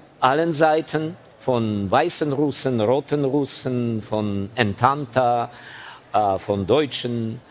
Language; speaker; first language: German; non-native, fluent; Ukrainian